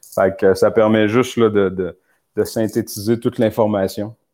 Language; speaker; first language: French; native; French